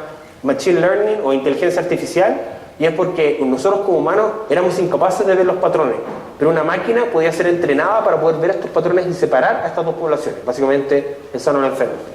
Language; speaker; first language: Spanish; native; Spanish